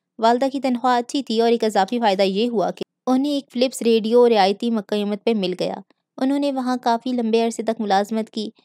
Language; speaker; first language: Urdu; native; Urdu